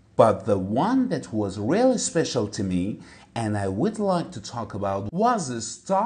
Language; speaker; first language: English; non-native, fluent; Persian